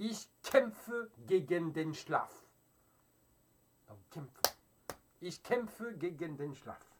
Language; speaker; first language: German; non-native, fluent; French